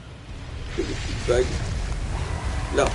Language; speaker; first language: French; native; French